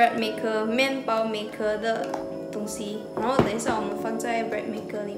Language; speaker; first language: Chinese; non-native, local second language; Malay